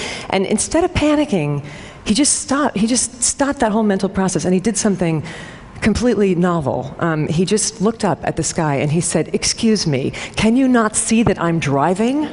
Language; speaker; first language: English; native; English